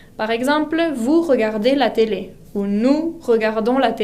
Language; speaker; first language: French; non-native, fluent; Spanish